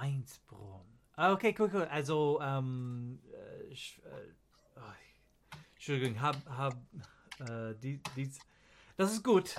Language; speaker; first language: German; non-native, learner; English